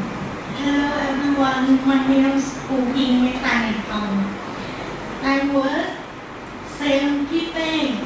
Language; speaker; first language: English; non-native, learner; Thai